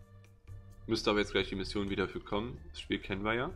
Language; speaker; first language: German; native; German